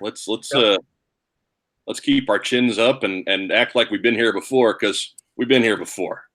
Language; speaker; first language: English; native; English